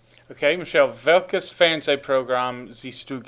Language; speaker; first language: German; non-native, fluent; English